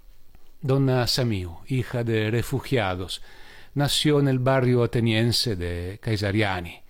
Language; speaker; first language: Spanish; non-native, fluent; Italian